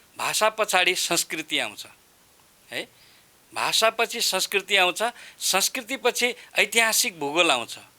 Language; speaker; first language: Nepali; non-native, local second language; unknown